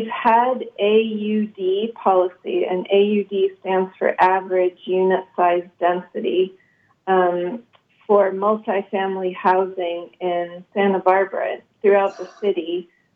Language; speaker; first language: English; native; English